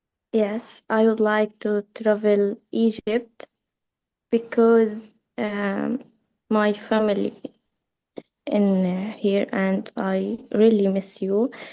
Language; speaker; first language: English; non-native, learner; Arabic